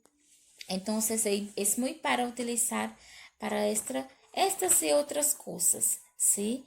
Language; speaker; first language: Spanish; non-native, learner; Portuguese